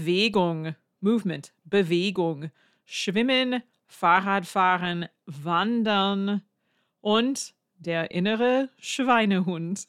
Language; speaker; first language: German; non-native, fluent; English